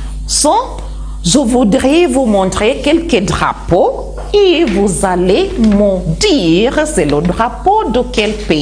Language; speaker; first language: French; non-native, fluent; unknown